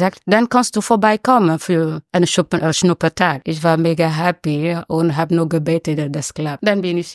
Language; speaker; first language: German; non-native, learner; French